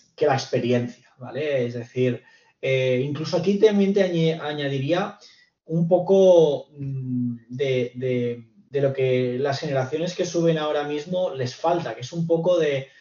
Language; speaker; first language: Spanish; native; Spanish